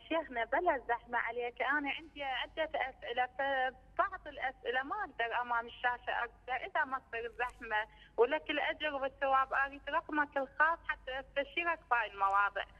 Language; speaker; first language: Arabic; native; Arabic